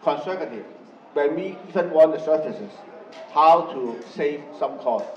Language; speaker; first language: English; non-native, learner; Chinese